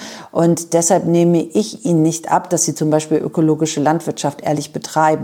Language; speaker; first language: German; native; German